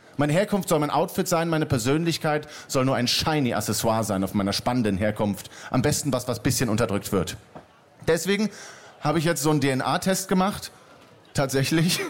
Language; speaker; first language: German; native; German